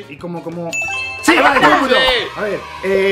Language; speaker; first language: Spanish; native; Spanish